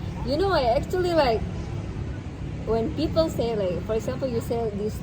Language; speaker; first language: English; non-native, fluent; Indonesian